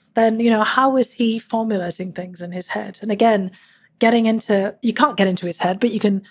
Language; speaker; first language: English; native; English